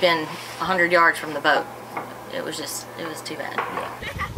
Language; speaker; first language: English; native; English